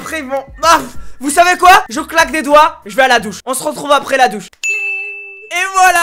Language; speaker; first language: French; native; French